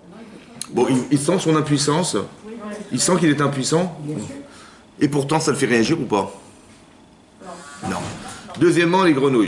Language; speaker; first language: French; native; French